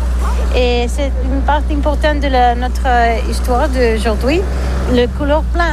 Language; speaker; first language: French; non-native, learner; Catalan